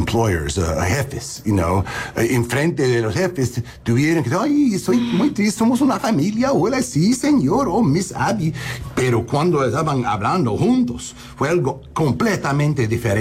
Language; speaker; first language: Spanish; non-native, learner; English